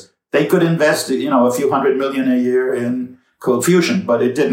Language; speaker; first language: English; native; English